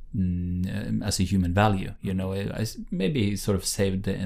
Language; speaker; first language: English; non-native, fluent; Norwegian